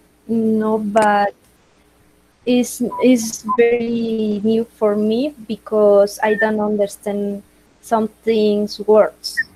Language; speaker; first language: English; non-native, learner; Spanish